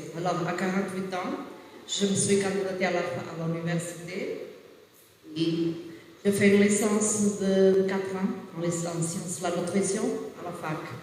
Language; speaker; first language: French; non-native, fluent; Portuguese